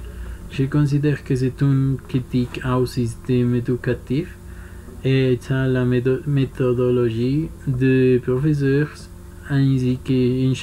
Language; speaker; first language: French; non-native, learner; Spanish